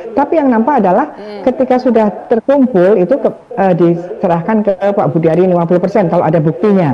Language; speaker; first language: Indonesian; native; Indonesian